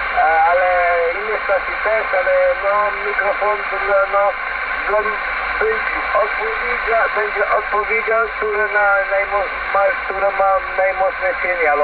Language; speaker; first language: Polish; non-native, learner; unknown